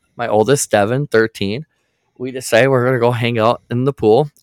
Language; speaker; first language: English; native; English